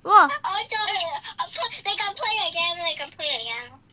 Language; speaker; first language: Chinese; native; Chinese